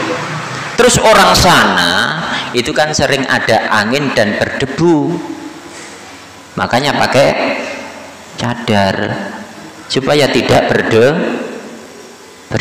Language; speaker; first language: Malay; non-native, local second language; Javanese